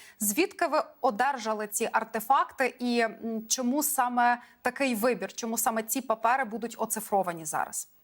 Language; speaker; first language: Ukrainian; native; Ukrainian